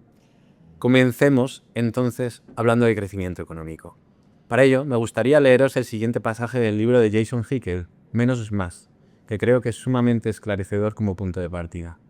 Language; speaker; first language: Spanish; native; Spanish